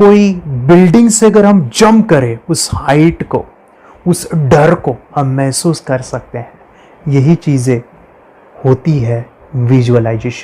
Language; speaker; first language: Hindi; native; Hindi